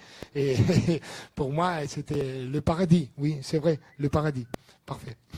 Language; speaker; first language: French; non-native, learner; Italian